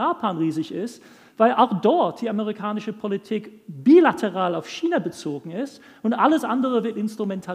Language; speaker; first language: German; non-native, fluent; English